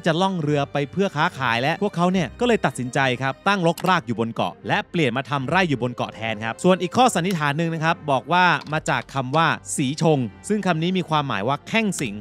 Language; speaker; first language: Thai; native; Thai